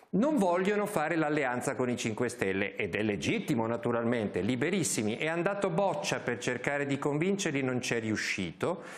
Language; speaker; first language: Italian; native; Italian